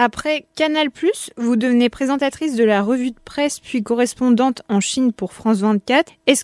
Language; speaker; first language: French; native; French